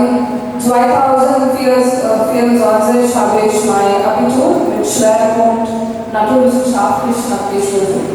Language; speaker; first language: German; non-native, learner; Hindi